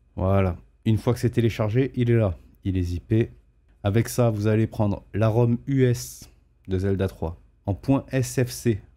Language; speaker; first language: French; native; French